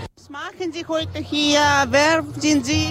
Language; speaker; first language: German; non-native, learner; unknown